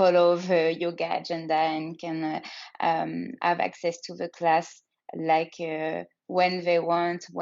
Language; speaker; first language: English; non-native, learner; French